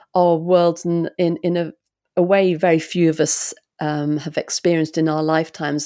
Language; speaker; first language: English; native; English